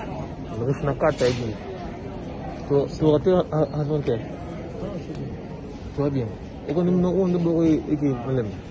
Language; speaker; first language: French; non-native, local second language; Lingala